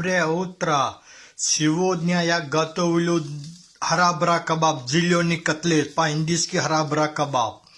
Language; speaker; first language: Russian; non-native, learner; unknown